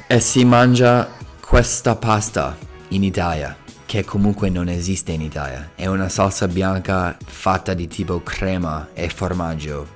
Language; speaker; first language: Italian; non-native, fluent; English